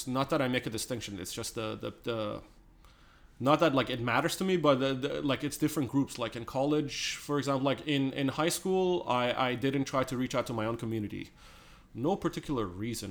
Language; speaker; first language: English; native; English